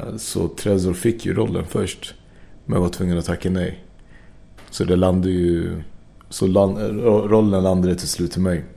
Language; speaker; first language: Swedish; early bilingual, other home language; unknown